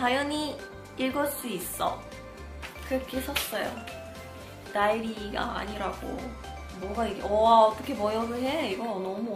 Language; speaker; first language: Korean; non-native, fluent; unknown